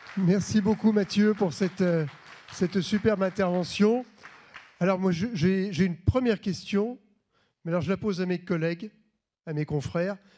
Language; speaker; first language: French; native; French